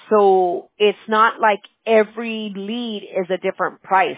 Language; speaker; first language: English; early bilingual, other home language; Spanish